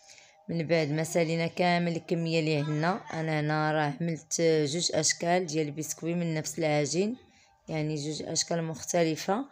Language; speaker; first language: Arabic; native; Arabic